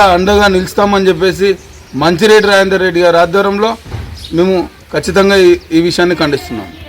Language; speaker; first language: Telugu; native; Telugu